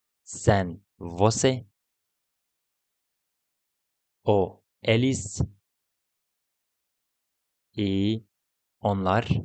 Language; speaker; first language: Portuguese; non-native, learner; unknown